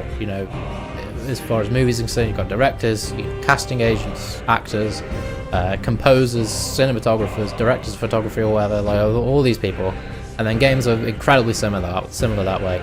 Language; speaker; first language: English; native; English